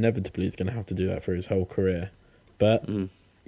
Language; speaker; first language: English; native; English